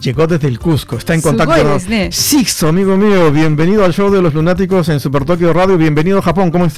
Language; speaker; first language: Spanish; native; Spanish